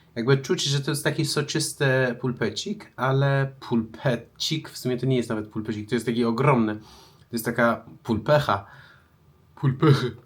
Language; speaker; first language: Polish; non-native, fluent; Persian